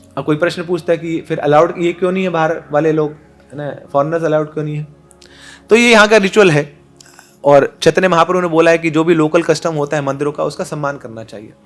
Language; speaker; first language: Hindi; native; Hindi